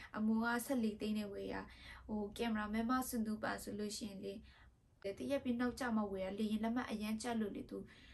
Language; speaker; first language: Burmese; non-native, local second language; Kachin